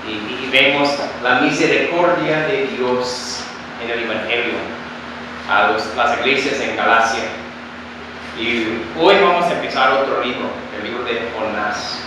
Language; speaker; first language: Spanish; non-native, fluent; English